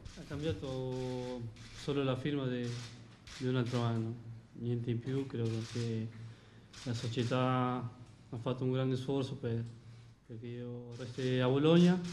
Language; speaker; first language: Italian; non-native, fluent; Spanish